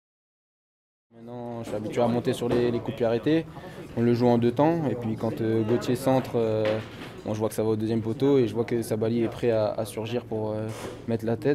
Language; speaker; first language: French; native; French